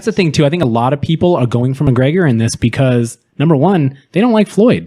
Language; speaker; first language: English; native; English